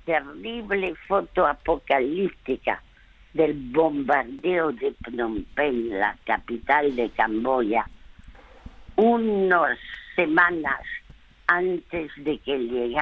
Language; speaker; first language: Spanish; early bilingual, other home language; French